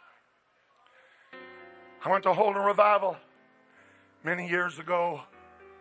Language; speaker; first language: English; native; English